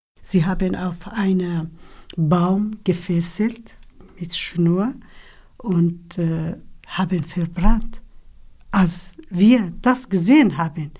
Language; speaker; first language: German; non-native, learner; Kurdish